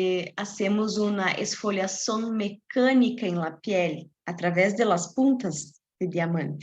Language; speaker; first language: Spanish; non-native, fluent; Portuguese